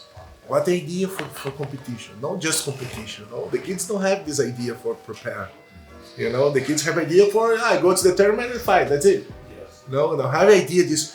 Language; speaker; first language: English; non-native, learner; Portuguese